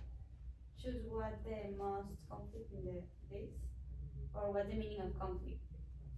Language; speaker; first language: English; non-native, learner; Spanish